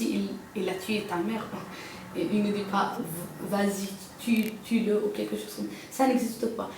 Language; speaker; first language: French; non-native, local second language; Arabic